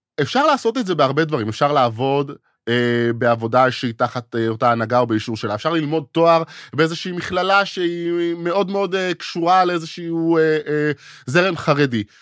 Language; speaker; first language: Hebrew; native; Hebrew